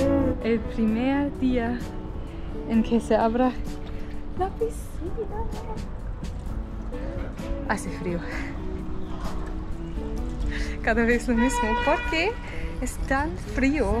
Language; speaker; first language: Spanish; non-native, learner; German